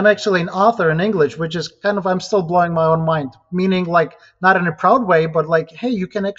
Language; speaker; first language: English; non-native, fluent; Ukrainian